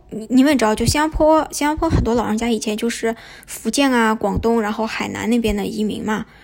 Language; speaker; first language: Chinese; native; Chinese